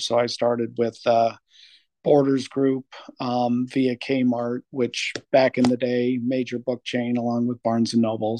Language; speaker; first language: English; native; English